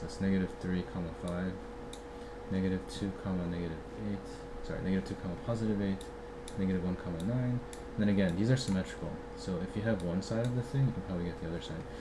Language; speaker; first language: English; native; English